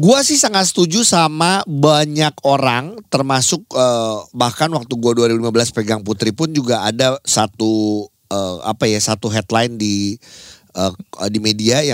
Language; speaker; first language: Indonesian; native; Indonesian